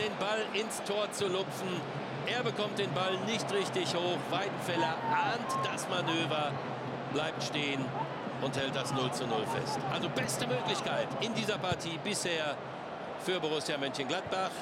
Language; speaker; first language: German; native; German